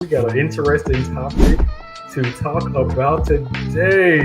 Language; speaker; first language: English; native; English